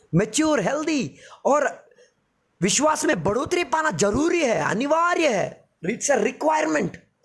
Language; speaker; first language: Hindi; non-native, local second language; Telugu